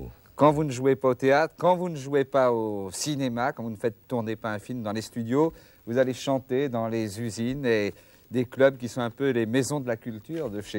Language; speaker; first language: French; native; French